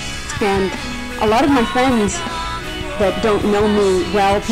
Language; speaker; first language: English; native; English